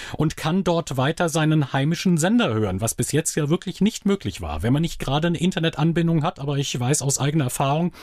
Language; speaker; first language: German; native; German